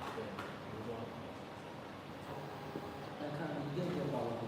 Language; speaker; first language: Chinese; native; Chinese